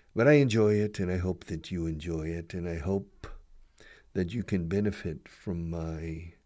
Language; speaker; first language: English; native; English